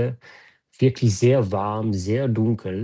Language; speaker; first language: German; non-native, fluent; French